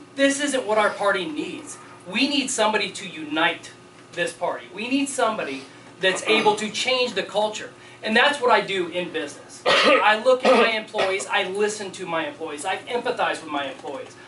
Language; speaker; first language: English; native; English